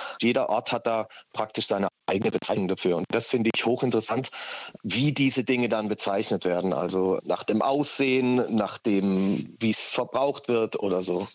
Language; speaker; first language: German; native; German